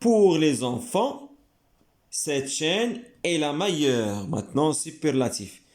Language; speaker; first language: French; non-native, local second language; Arabic